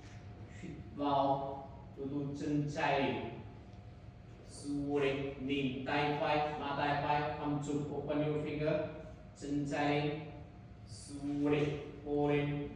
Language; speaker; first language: Vietnamese; non-native, learner; Indonesian